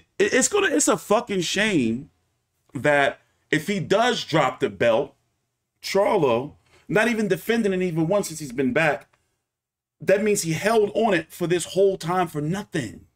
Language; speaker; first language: English; native; English